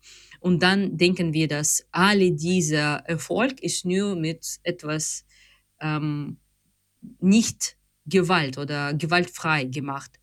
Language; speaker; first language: German; non-native, fluent; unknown